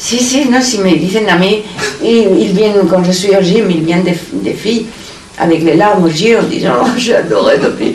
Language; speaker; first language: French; non-native, fluent; Spanish